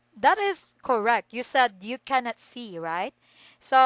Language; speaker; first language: English; non-native, fluent; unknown